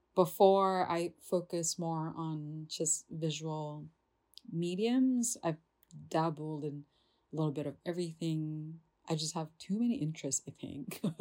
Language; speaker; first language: English; non-native, fluent; Indonesian